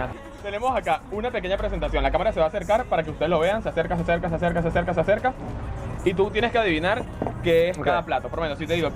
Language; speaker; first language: Spanish; native; Spanish